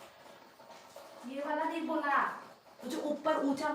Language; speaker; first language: Hindi; non-native, local second language; Kok Borok